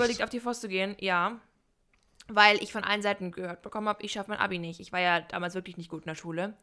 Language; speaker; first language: German; native; German